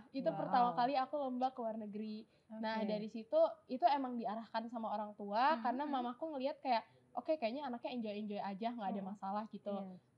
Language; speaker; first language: Indonesian; native; Indonesian